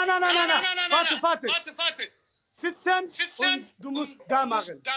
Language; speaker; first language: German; non-native, learner; Somali